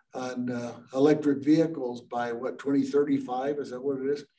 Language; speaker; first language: English; native; English